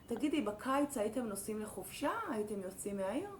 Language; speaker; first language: Hebrew; native; Hebrew